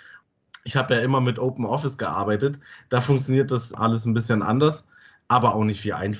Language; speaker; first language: German; native; German